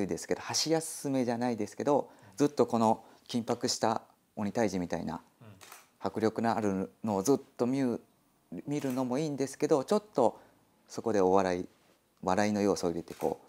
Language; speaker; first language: Japanese; native; Japanese